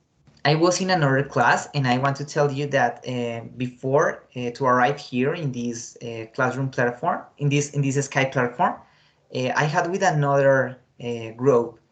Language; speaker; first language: English; non-native, fluent; Spanish